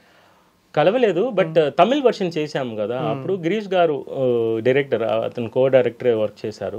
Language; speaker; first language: Telugu; non-native, local second language; Tamil